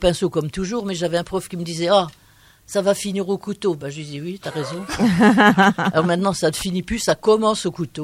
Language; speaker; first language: French; native; French